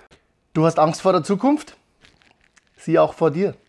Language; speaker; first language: German; native; German